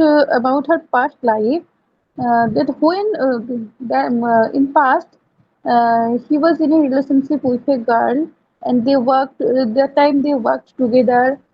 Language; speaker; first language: English; non-native, learner; Bangla